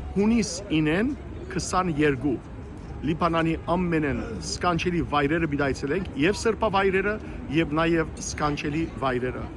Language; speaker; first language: Armenian; early bilingual, heritage; Armenian